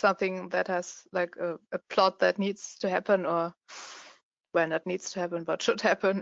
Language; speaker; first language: English; non-native, fluent; German